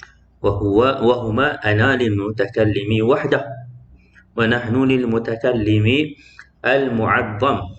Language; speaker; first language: Arabic; non-native, fluent; Malay